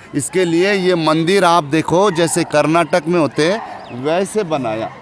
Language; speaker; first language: Hindi; non-native, local second language; Marathi